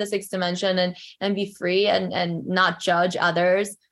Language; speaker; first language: English; early bilingual, other home language; Korean